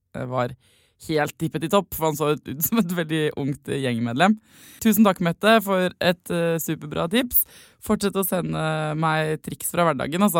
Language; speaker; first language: Norwegian; native; Norwegian